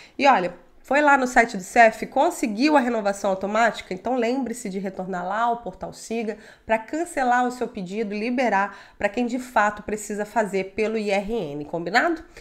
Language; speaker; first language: Portuguese; native; Portuguese